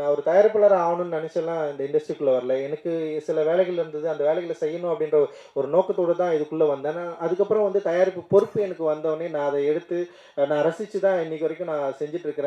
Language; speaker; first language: Tamil; native; Tamil